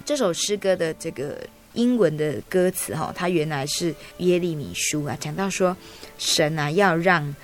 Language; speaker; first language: Chinese; native; Chinese